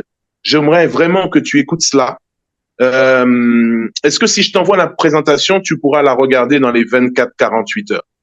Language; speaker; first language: French; native; French